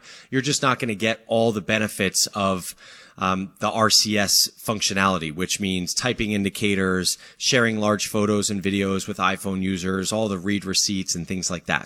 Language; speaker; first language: English; native; English